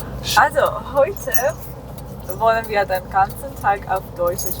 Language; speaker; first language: German; non-native, learner; Persian